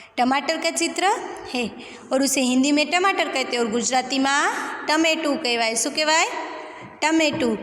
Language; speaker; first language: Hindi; non-native, local second language; Gujarati